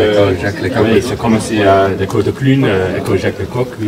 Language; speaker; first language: French; non-native, learner; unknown